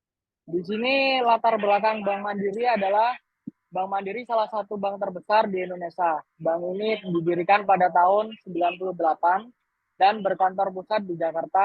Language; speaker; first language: Indonesian; native; Indonesian